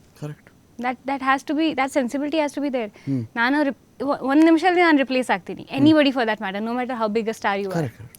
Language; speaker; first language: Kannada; non-native, fluent; Hindi